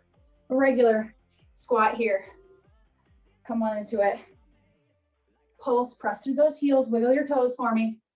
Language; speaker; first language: English; native; English